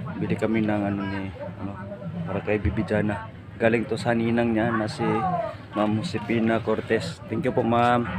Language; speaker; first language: Filipino; native; Filipino